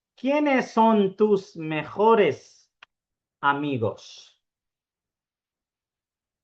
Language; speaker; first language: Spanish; non-native, fluent; Urdu